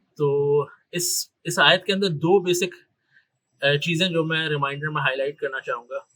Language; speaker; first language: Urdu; native; Urdu